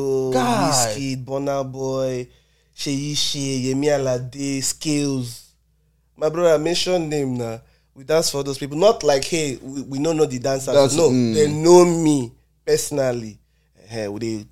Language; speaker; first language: English; non-native, local second language; Igbo